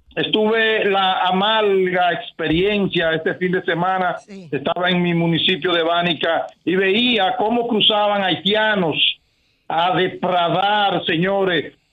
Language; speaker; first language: Spanish; native; Spanish